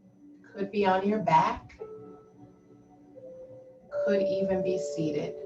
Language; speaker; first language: English; native; English